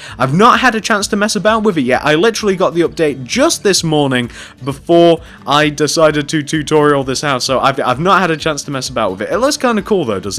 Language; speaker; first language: English; native; English